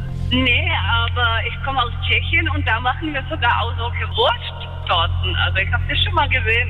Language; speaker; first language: German; non-native, fluent; Czech